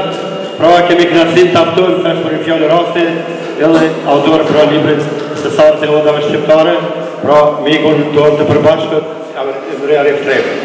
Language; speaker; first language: Albanian; native; Albanian